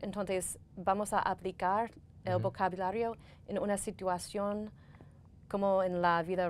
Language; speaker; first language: Spanish; non-native, fluent; English